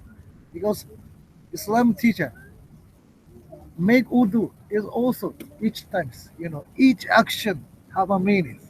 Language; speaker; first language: English; non-native, learner; Japanese